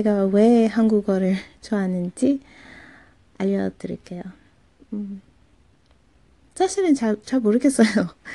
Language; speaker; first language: Korean; non-native, fluent; English